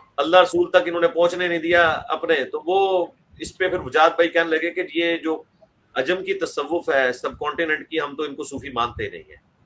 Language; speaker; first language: Urdu; non-native, local second language; Punjabi